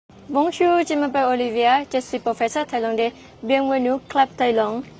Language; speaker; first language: French; non-native, learner; Thai